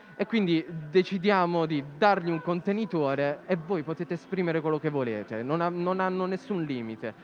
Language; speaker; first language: Italian; native; Italian